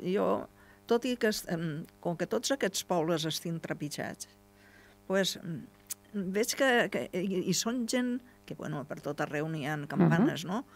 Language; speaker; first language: Catalan; native; Catalan